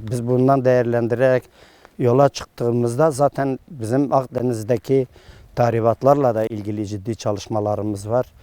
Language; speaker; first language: Turkish; non-native, local second language; Kurdish